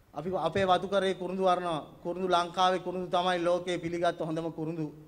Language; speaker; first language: Sinhala; native; Sinhala